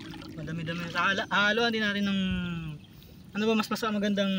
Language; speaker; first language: Filipino; native; Filipino